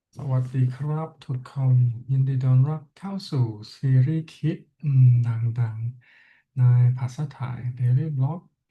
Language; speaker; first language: Thai; non-native, learner; English